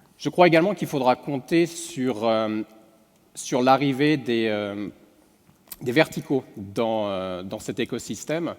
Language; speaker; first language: French; native; French